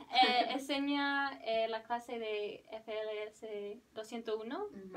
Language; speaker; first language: Spanish; non-native, learner; English